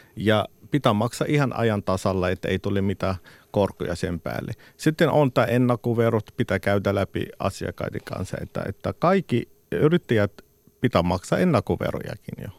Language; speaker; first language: Finnish; non-native, fluent; Arabic